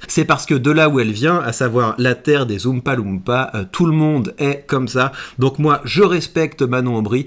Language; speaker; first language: French; native; French